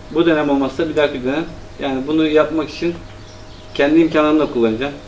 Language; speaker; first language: Turkish; native; Turkish